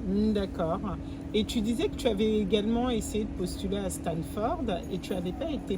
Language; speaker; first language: French; native; French